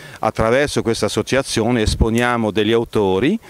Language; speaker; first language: Italian; native; Italian